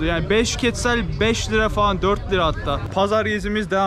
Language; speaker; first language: Turkish; native; Turkish